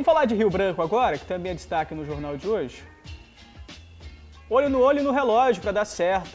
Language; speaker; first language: Portuguese; native; Portuguese